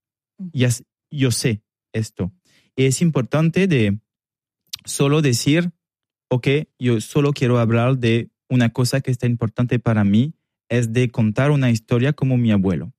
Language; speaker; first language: Spanish; non-native, learner; French